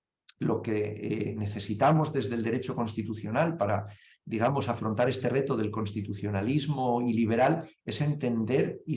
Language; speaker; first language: Spanish; native; Spanish